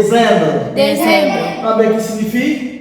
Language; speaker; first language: Portuguese; non-native, fluent; Haitian Creole